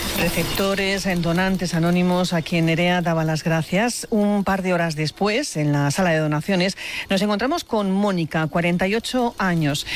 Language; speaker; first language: Spanish; native; Spanish